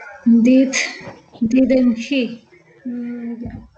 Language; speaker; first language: English; non-native, learner; Spanish